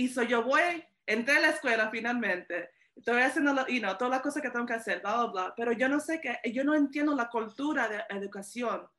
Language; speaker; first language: Spanish; early bilingual, heritage; Spanish